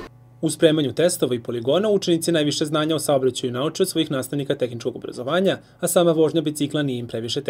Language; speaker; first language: Serbian; native; Serbian